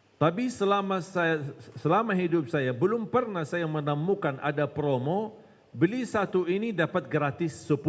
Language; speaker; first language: Malay; non-native, fluent; Arabic